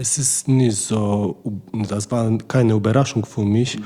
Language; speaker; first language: German; non-native, learner; Polish